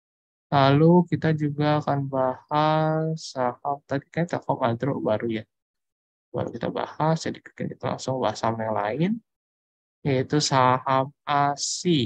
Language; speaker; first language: Indonesian; native; Indonesian